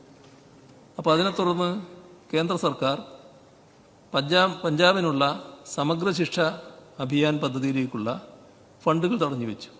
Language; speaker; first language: Malayalam; native; Malayalam